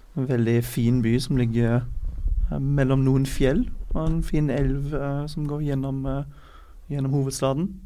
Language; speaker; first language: Norwegian; non-native, fluent; German